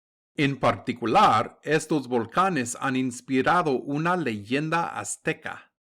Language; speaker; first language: Spanish; non-native, fluent; English